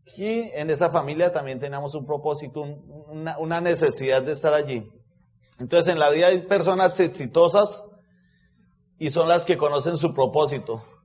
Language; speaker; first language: Spanish; native; Spanish